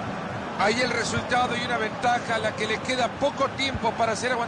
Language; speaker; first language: Spanish; native; Spanish